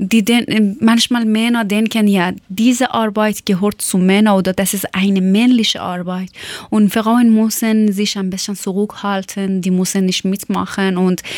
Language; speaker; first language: German; non-native, learner; Persian